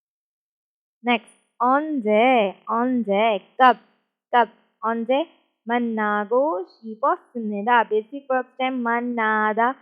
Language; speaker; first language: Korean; non-native, fluent; Urdu